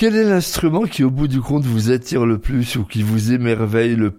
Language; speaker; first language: French; native; French